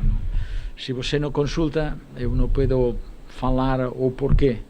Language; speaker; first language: Portuguese; non-native, fluent; Spanish